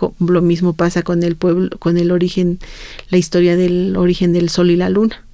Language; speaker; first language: Spanish; non-native, local second language; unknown